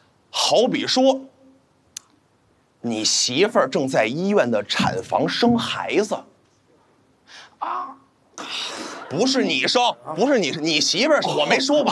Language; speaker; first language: Chinese; native; Chinese